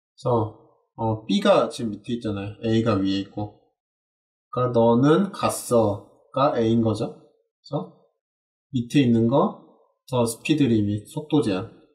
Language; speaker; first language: Korean; native; Korean